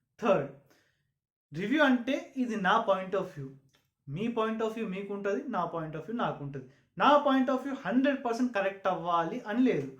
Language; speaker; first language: Telugu; non-native, local second language; Urdu